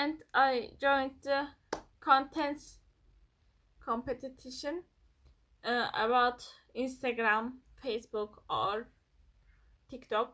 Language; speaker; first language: English; non-native, learner; Turkish